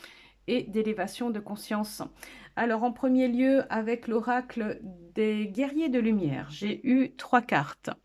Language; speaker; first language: French; native; French